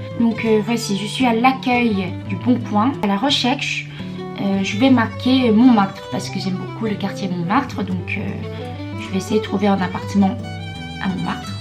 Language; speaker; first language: French; non-native, fluent; Korean